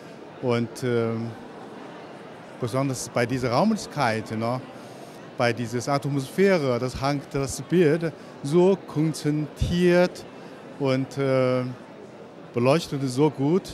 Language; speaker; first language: German; non-native, learner; Chinese